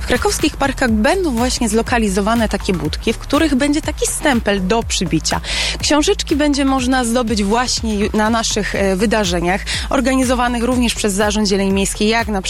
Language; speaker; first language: Polish; native; Polish